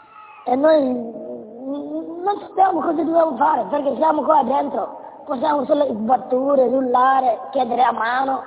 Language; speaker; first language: Italian; non-native, learner; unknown